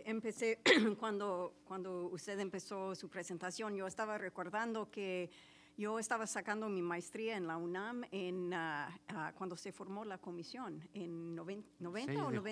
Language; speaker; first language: Spanish; non-native, fluent; English